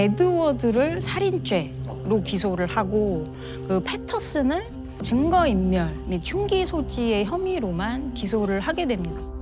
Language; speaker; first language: Korean; native; Korean